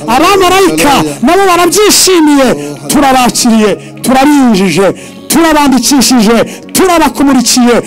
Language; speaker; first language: Kinyarwanda; early bilingual, heritage; Kinyarwanda